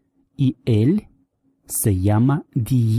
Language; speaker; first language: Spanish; non-native, fluent; Russian